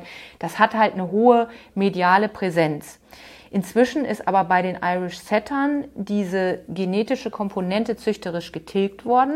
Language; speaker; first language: German; native; German